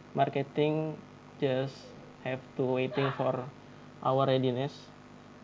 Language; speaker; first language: English; non-native, learner; Indonesian